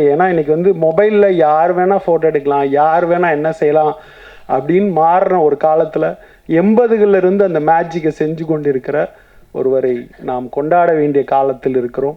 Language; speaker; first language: Tamil; native; Tamil